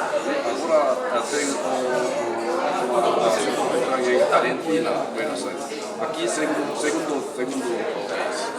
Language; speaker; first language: Portuguese; non-native, learner; Korean